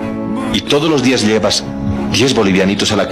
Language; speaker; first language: Spanish; native; Spanish